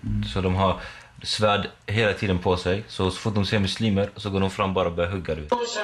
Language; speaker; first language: Swedish; non-native, local second language; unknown